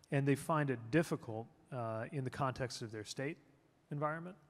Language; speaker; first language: English; native; English